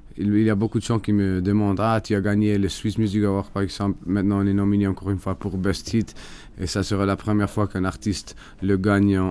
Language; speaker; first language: French; non-native, fluent; Spanish